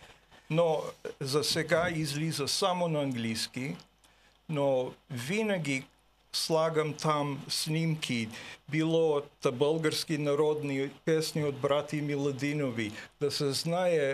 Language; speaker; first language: Bulgarian; early bilingual, heritage; Bulgarian